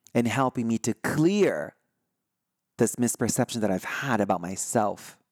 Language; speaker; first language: English; non-native, fluent; Portuguese